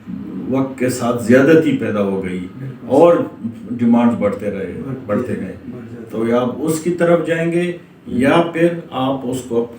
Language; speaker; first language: Urdu; native; Urdu